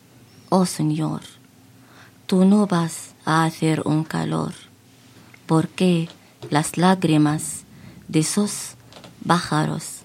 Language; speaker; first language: Spanish; non-native, fluent; Arabic